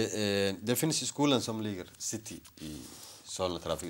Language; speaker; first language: Swedish; non-native, learner; Somali